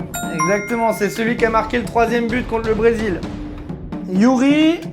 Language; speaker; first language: French; native; French